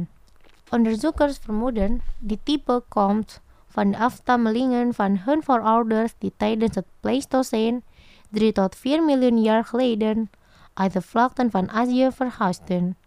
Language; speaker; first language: Dutch; non-native, fluent; Indonesian